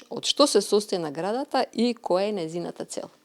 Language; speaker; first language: Macedonian; native; Macedonian